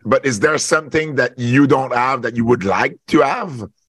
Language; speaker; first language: English; non-native, fluent; French